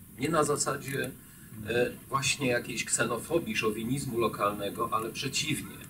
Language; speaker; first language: Polish; native; Polish